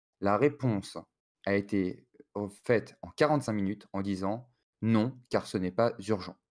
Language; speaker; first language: French; native; French